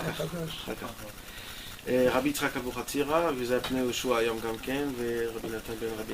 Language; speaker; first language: Hebrew; non-native, fluent; French